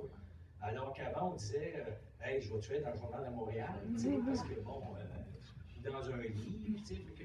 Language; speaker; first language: French; native; French